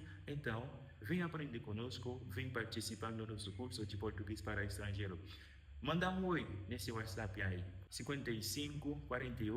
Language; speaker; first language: Portuguese; non-native, fluent; Haitian Creole